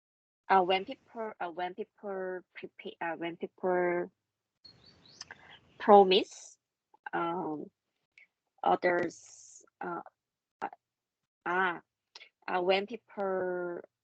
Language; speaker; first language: English; non-native, learner; Korean